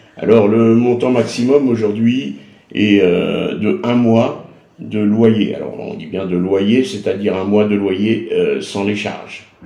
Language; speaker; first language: French; native; French